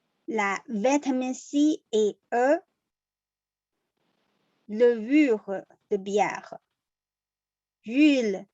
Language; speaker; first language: French; non-native, learner; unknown